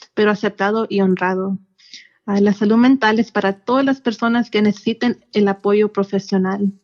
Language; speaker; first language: Spanish; early bilingual, heritage; Spanish